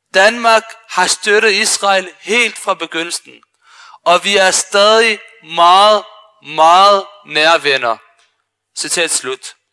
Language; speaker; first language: Danish; early bilingual, other home language; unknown